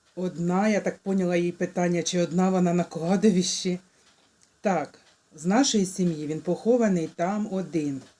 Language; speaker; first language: Ukrainian; native; Ukrainian